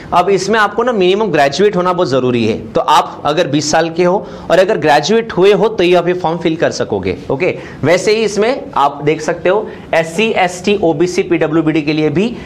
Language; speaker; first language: Hindi; non-native, local second language; Marathi